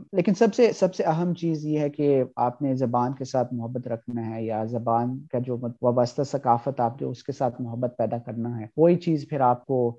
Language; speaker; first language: Urdu; early bilingual, heritage; Urdu